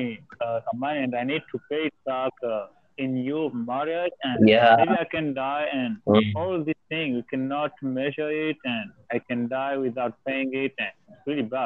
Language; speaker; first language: English; non-native, learner; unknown